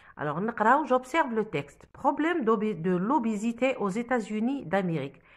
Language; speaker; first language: French; non-native, local second language; Arabic